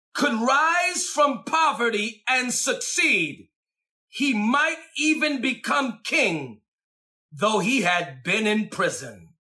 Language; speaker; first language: English; native; English